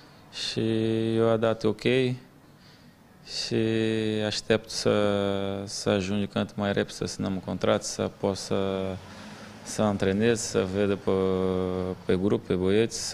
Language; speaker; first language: Romanian; non-native, learner; Portuguese